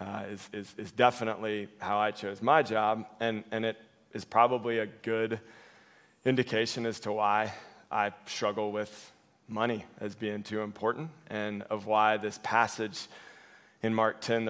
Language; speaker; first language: English; native; English